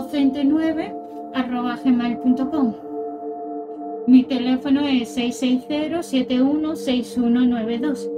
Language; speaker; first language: Spanish; early bilingual, other home language; Russian